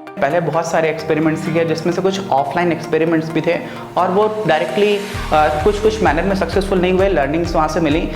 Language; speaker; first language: Hindi; native; Hindi